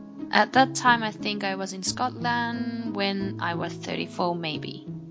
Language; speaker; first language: English; non-native, fluent; Romanian